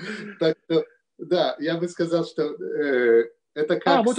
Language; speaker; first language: Russian; early bilingual, heritage; Russian